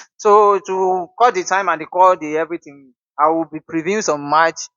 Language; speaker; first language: Nigerian Pidgin; non-native, local second language; Yoruba